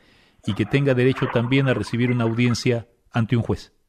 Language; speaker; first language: Spanish; native; Spanish